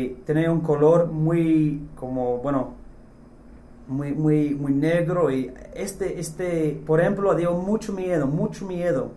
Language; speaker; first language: Spanish; non-native, fluent; English